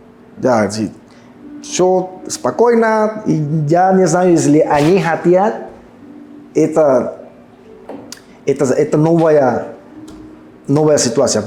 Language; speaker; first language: Russian; non-native, learner; Spanish